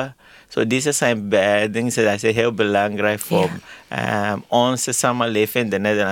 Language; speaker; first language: Dutch; non-native, learner; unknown